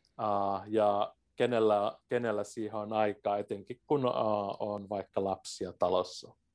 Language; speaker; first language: Finnish; early bilingual, heritage; Finnish